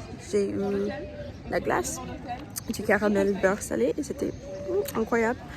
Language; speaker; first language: French; non-native, learner; English